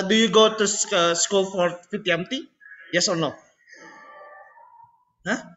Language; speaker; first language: English; non-native, learner; Indonesian